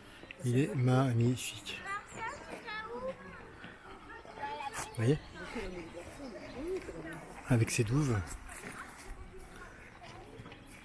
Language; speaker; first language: French; native; French